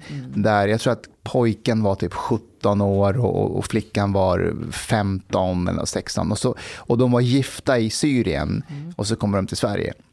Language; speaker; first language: Swedish; early bilingual, other home language; Persian